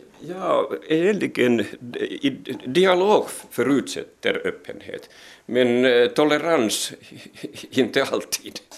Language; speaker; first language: Swedish; non-native, local second language; Finnish